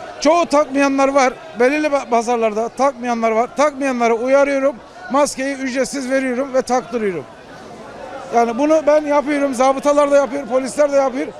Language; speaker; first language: Turkish; native; Turkish